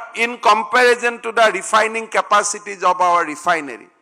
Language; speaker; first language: English; non-native, local second language; Assamese